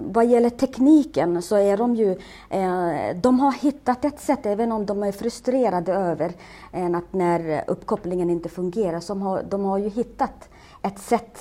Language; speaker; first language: Swedish; non-native, fluent; Somali